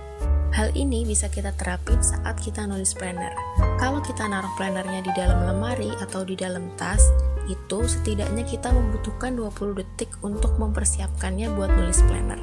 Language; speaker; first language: Indonesian; native; Indonesian